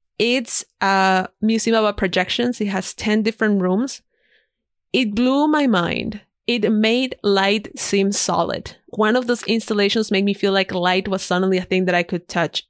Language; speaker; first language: English; non-native, fluent; Spanish